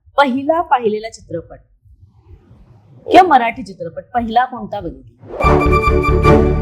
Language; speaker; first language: Marathi; native; Marathi